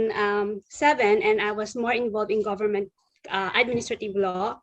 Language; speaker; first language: English; non-native, local second language; Filipino